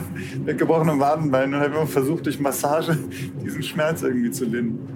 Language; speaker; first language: German; native; German